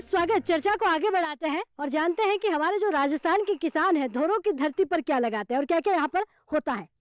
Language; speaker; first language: Hindi; native; Hindi